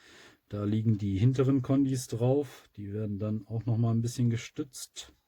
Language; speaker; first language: German; native; German